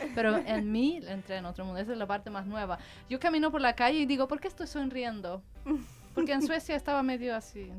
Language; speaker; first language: Spanish; non-native, fluent; Swedish